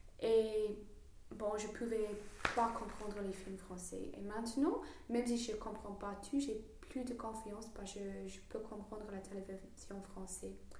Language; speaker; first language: French; non-native, learner; English